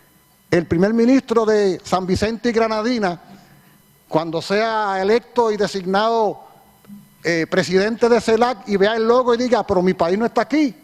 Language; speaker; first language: Spanish; native; Spanish